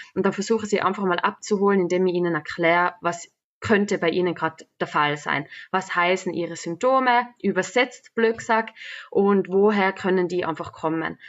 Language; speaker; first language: German; native; German